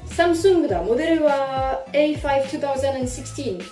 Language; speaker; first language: Japanese; non-native, learner; French